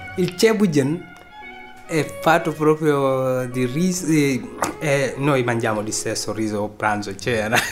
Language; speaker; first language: Italian; non-native, learner; Wolof